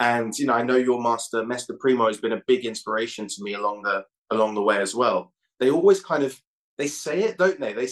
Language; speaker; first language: English; native; English